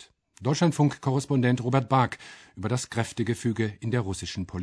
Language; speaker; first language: German; native; German